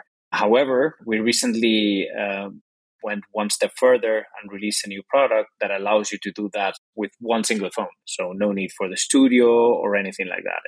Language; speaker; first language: English; non-native, fluent; Spanish